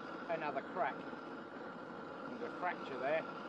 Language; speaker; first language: English; native; English